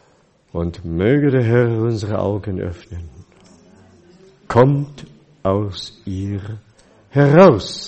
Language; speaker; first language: German; non-native, fluent; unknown